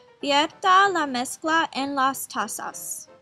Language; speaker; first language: Spanish; non-native, learner; English